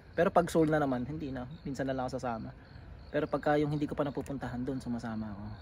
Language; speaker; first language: Filipino; native; Filipino